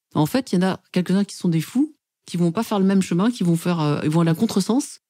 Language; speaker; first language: French; native; French